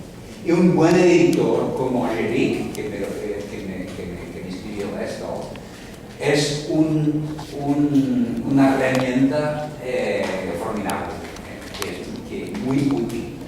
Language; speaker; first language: Spanish; non-native, fluent; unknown